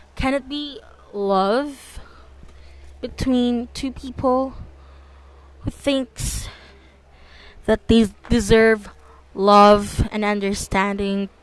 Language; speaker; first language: English; non-native, local second language; Filipino